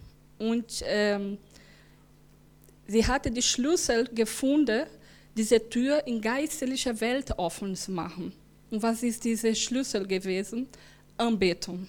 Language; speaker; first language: German; non-native, learner; Portuguese